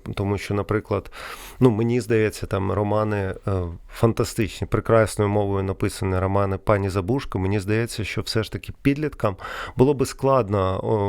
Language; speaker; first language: Ukrainian; non-native, local second language; Russian